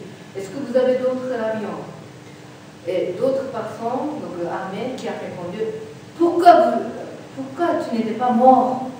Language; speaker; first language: French; non-native, learner; Japanese